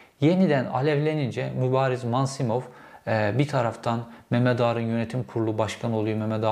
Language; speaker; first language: Turkish; native; Turkish